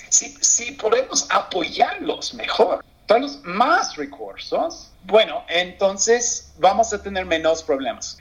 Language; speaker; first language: Spanish; non-native, learner; English